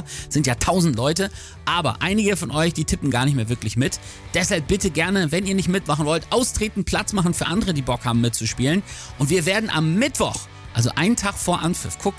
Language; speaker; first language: German; native; German